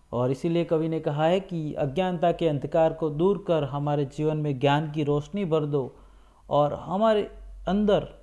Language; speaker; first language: Hindi; non-native, local second language; Gujarati